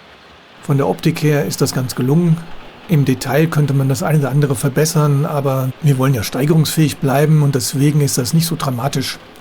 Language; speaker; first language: German; native; German